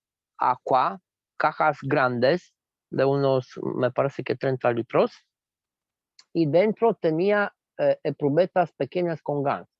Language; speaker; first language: Spanish; non-native, fluent; Romanian